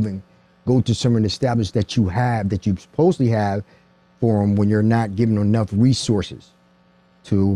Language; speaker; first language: English; native; English